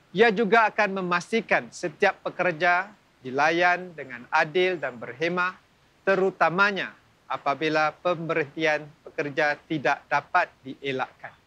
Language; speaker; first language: Malay; native; Malay